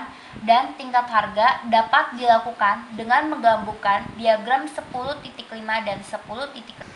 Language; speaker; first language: Indonesian; native; Indonesian